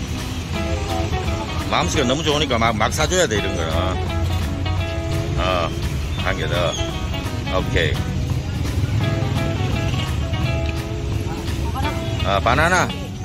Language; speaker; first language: Korean; native; Korean